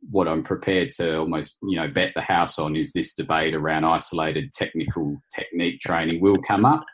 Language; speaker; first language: English; native; English